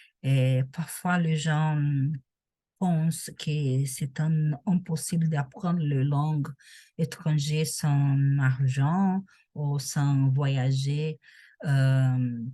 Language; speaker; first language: French; non-native, learner; Portuguese